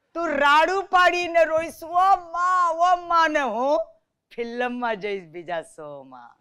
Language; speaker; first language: Gujarati; non-native, local second language; Marathi